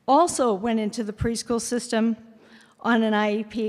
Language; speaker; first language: English; early bilingual, other home language; Finnish